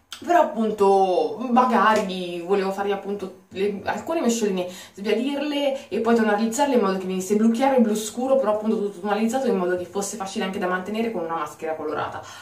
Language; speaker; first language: Italian; native; Italian